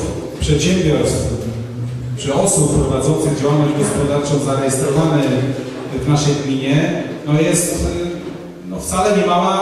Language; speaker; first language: Polish; native; Polish